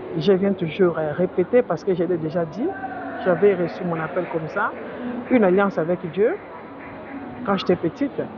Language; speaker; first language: French; non-native, local second language; Lingala